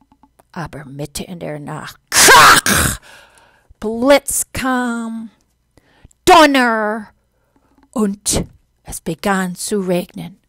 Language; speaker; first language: German; non-native, fluent; English